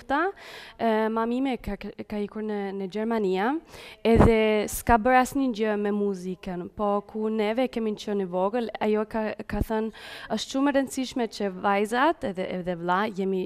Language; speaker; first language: Albanian; early bilingual, heritage; Spanish